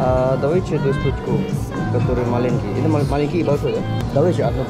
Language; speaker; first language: Russian; non-native, learner; Indonesian